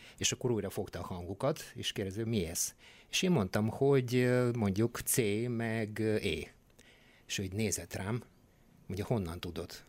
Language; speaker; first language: Hungarian; non-native, fluent; Bulgarian